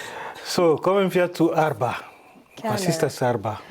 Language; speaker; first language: German; non-native, learner; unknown